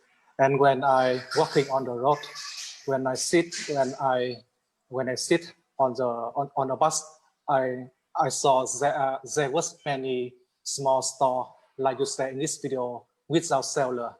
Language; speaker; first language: English; non-native, learner; Vietnamese